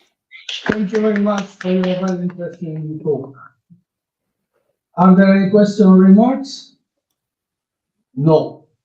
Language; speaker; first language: English; non-native, learner; Italian